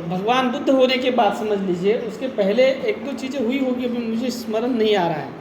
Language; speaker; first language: Hindi; non-native, local second language; Marathi